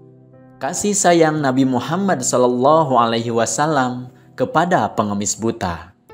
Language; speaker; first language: Indonesian; native; Indonesian